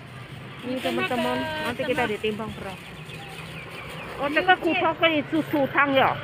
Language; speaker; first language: Indonesian; native; Indonesian